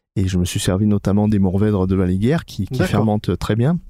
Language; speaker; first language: French; native; French